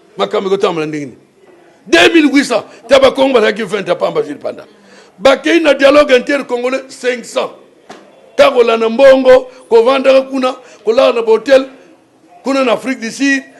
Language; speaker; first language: Lingala; non-native, local second language; Kongo